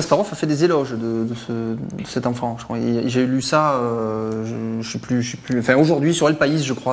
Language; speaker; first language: French; native; French